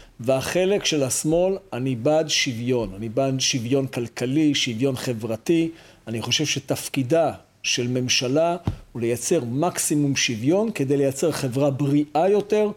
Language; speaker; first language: Hebrew; native; Hebrew